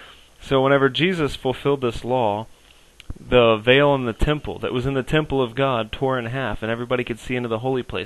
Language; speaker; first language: English; native; English